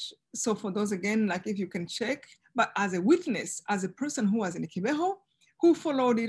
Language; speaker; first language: English; non-native, local second language; Kinyarwanda